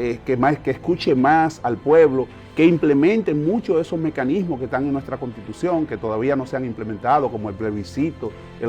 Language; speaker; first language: Spanish; native; Spanish